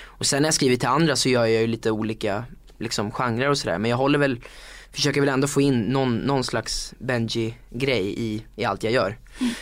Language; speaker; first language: Swedish; native; Swedish